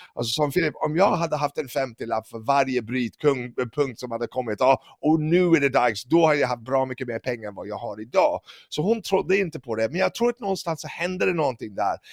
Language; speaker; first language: Swedish; non-native, fluent; English